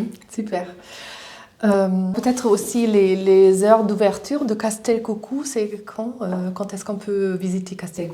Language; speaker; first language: French; non-native, fluent; German